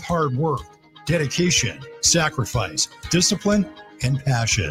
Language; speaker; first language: English; native; English